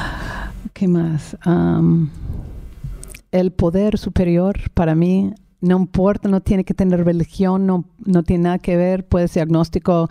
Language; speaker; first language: Spanish; non-native, fluent; English